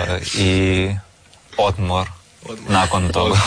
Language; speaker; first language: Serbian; non-native, learner; Russian